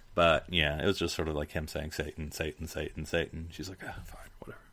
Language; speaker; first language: English; native; English